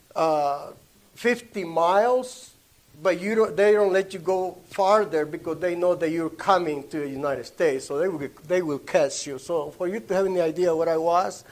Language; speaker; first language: English; non-native, learner; Spanish